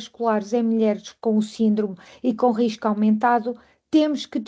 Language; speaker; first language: Portuguese; native; Portuguese